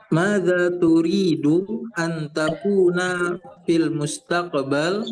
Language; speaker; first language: Arabic; non-native, learner; Indonesian